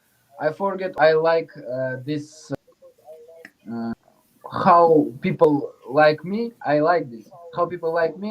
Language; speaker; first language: English; non-native, learner; Uzbek